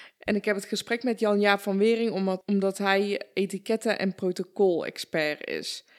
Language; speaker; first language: Dutch; early bilingual, other home language; Persian